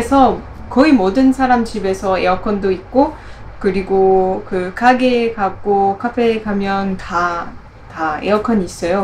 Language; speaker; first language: Korean; non-native, learner; French